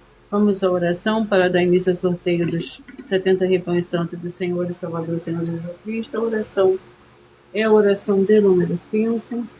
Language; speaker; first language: Portuguese; native; Portuguese